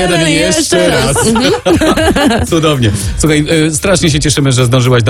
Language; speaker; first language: Polish; native; Polish